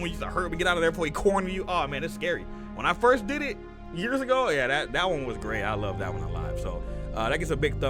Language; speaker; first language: English; native; English